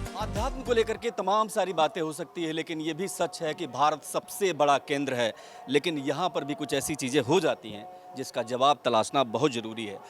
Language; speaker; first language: Hindi; native; Hindi